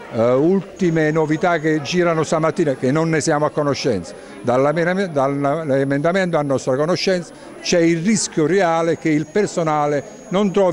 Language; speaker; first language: Italian; native; Italian